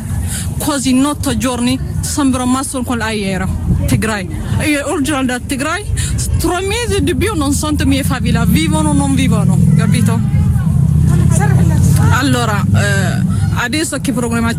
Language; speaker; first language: Italian; non-native, learner; Tigrinya